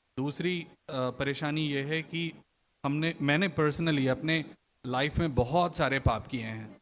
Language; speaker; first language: Hindi; native; Hindi